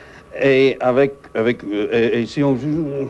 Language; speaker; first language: French; non-native, fluent; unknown